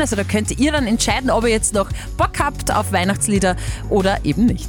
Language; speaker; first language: German; native; German